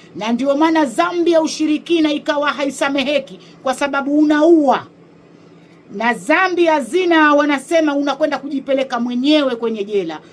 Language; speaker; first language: Swahili; native; Swahili